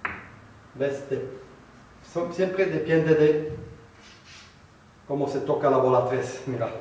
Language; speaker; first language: Spanish; non-native, fluent; French